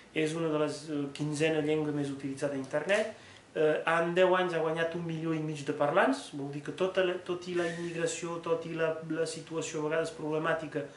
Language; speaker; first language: Catalan; non-native, local second language; French